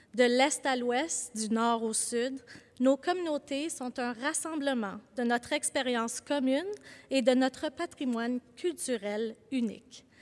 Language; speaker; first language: French; native; French